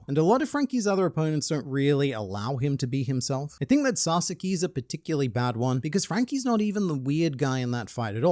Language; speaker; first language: English; native; English